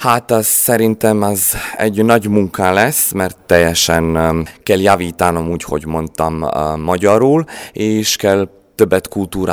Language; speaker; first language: Hungarian; non-native, learner; Croatian